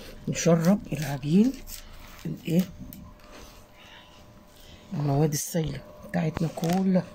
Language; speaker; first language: Arabic; native; Arabic